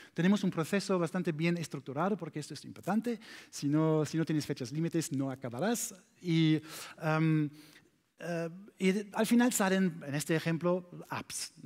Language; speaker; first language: Spanish; non-native, learner; German